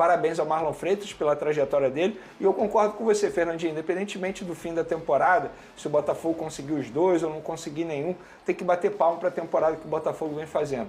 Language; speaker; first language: Portuguese; native; Portuguese